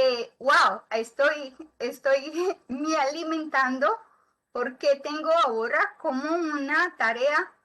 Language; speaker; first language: Spanish; non-native, learner; Portuguese